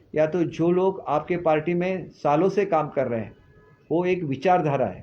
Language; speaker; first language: Hindi; non-native, local second language; Marathi